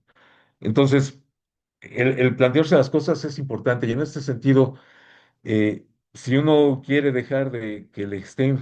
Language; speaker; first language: Spanish; native; Spanish